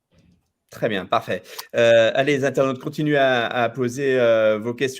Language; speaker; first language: French; native; French